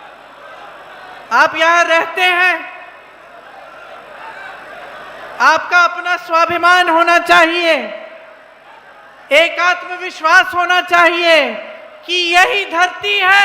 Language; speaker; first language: Hindi; native; Hindi